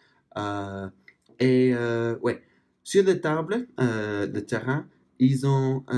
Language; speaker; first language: French; non-native, fluent; English